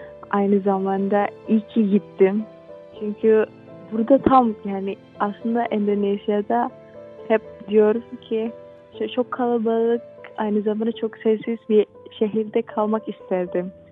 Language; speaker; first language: Turkish; non-native, fluent; Indonesian